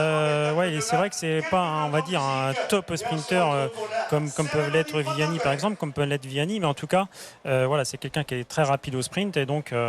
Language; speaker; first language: French; native; French